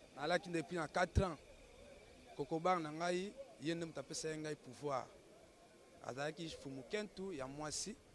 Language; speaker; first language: Lingala; non-native, local second language; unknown